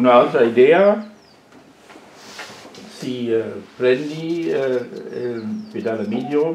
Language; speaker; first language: Italian; non-native, learner; German